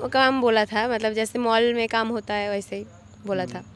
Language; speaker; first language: Hindi; non-native, local second language; Bangla